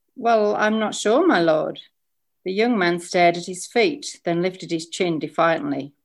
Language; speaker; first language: English; native; English